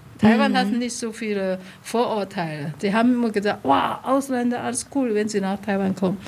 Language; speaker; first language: German; non-native, learner; Chinese